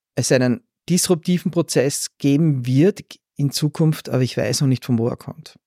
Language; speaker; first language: German; native; German